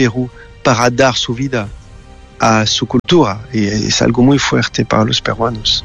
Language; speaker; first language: Spanish; non-native, learner; French